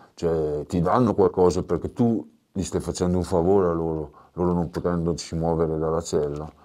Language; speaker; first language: Italian; native; Italian